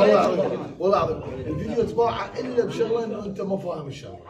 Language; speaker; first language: Arabic; native; Arabic